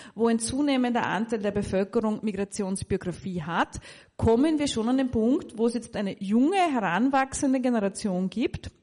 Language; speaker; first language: German; native; German